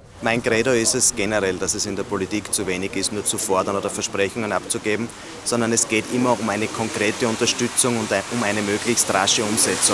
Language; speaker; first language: German; native; German